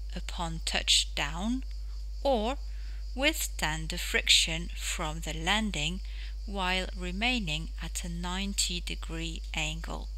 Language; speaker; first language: English; non-native, fluent; French